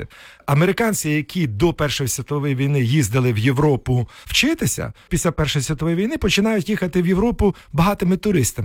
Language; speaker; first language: Ukrainian; native; Ukrainian